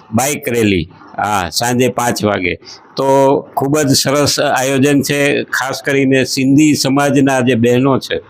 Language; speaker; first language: Gujarati; native; Gujarati